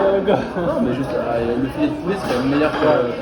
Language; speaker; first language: French; native; French